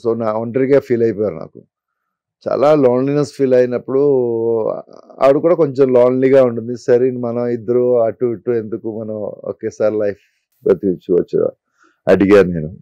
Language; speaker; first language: Telugu; non-native, local second language; Malayalam